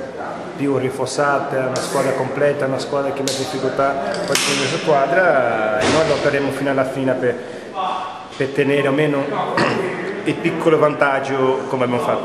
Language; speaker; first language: Italian; non-native, fluent; Portuguese